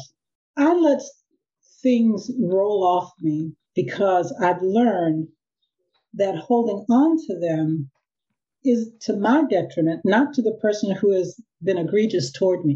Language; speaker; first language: English; native; English